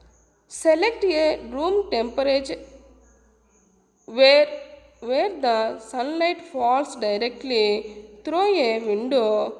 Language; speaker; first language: English; non-native, local second language; Telugu